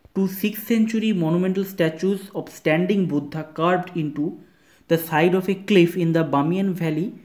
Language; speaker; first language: English; non-native, local second language; Bangla